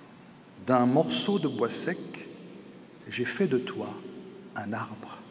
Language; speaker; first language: French; native; French